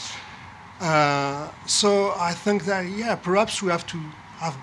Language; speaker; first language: English; non-native, learner; French